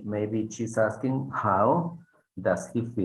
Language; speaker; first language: English; non-native, fluent; Spanish